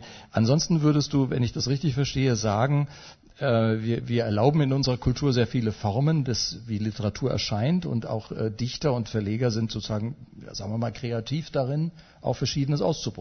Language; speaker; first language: German; native; German